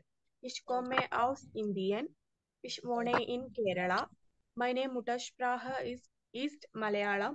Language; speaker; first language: German; non-native, learner; Malayalam